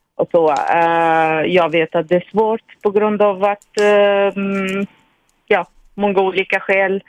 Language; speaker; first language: Swedish; non-native, fluent; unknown